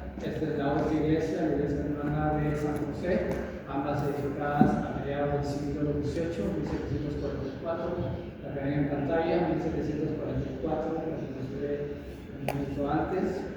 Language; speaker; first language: Spanish; native; Spanish